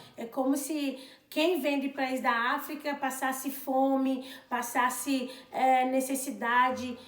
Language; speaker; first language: Portuguese; non-native, local second language; Kabuverdianu